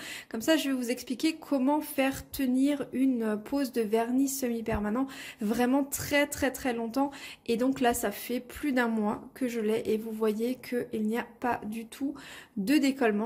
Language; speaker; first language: French; native; French